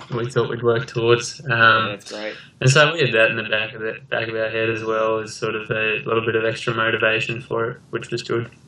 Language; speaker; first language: English; native; English